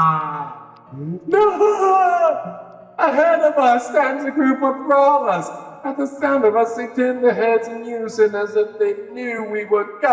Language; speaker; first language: English; native; English